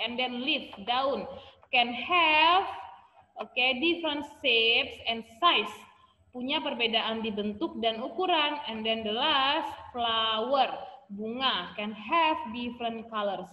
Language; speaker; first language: English; non-native, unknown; Indonesian